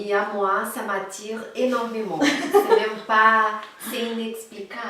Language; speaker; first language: French; non-native, fluent; Portuguese